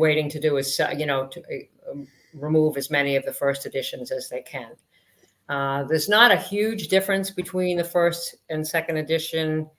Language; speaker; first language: English; native; English